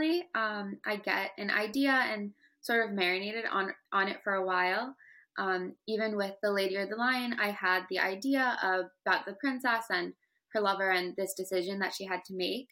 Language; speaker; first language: English; native; English